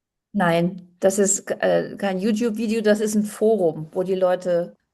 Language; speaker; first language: German; native; German